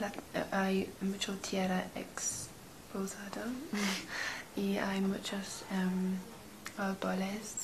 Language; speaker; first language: Spanish; non-native, learner; English